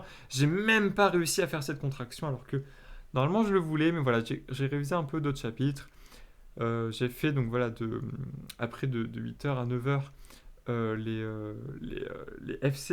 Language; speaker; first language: French; native; French